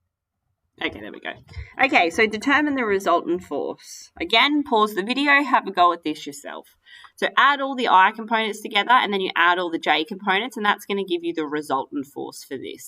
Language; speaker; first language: English; native; English